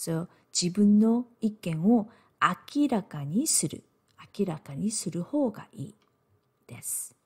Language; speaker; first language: Japanese; non-native, fluent; Korean